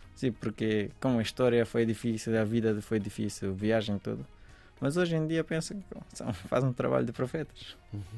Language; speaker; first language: Portuguese; non-native, fluent; Persian